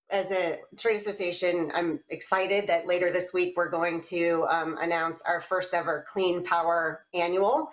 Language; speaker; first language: English; native; English